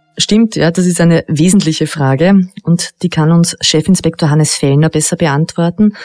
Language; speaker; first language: German; native; German